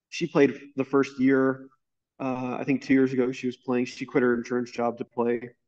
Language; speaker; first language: English; native; English